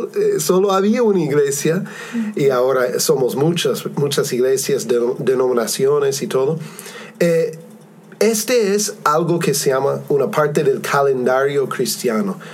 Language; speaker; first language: Spanish; non-native, fluent; English